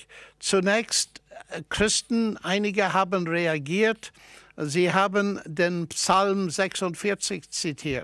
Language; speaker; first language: German; non-native, fluent; English